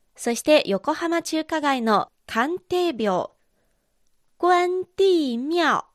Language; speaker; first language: Japanese; non-native, fluent; Chinese